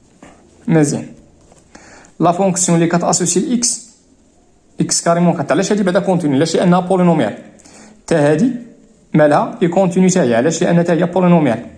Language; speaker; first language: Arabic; native; Arabic